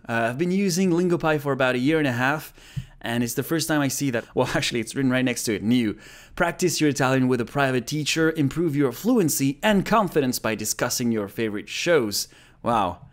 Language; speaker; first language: English; non-native, fluent; Japanese